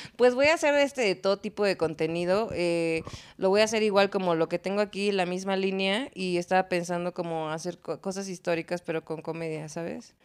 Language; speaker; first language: Spanish; native; Spanish